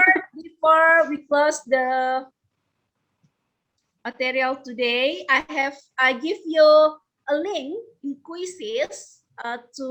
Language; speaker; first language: English; non-native, learner; Indonesian